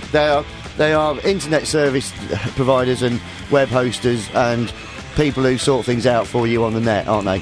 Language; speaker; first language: English; native; English